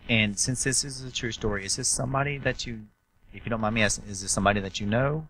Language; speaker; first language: English; native; English